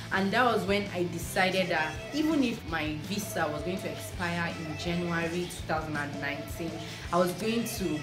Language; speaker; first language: English; non-native, local second language; Igbo